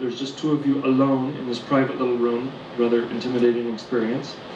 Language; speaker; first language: English; native; English